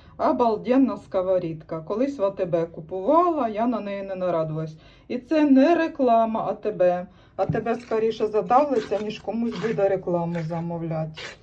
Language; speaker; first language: Ukrainian; native; Ukrainian